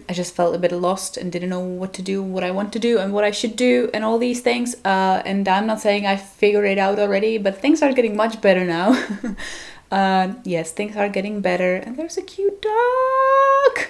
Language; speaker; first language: English; non-native, fluent; Czech